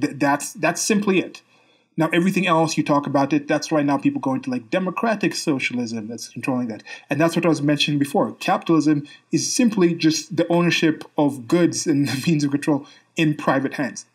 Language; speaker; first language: English; native; English